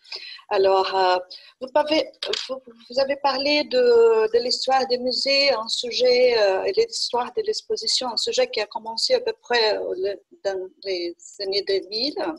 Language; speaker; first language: French; non-native, fluent; Portuguese